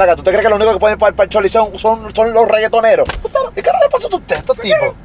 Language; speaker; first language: Spanish; native; Spanish